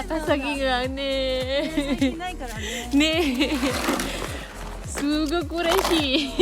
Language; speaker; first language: Japanese; non-native, fluent; Indonesian